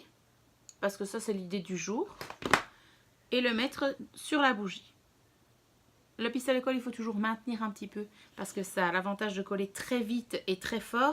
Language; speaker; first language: French; native; French